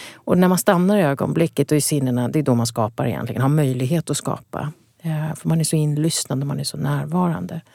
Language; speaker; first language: Swedish; early bilingual, other home language; Kurdish